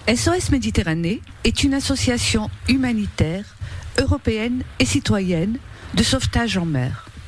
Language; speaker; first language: French; native; French